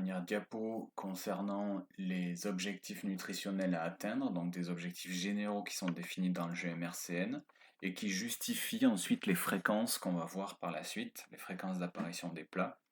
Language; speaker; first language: French; native; French